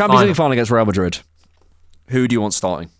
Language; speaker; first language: English; native; English